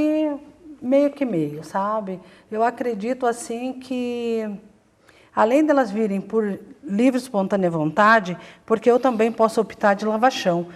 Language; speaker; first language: Portuguese; native; Portuguese